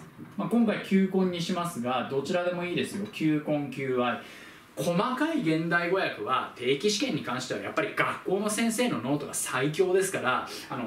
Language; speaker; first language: Japanese; native; Japanese